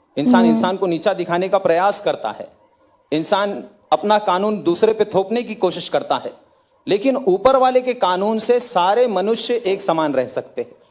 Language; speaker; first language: Hindi; native; Hindi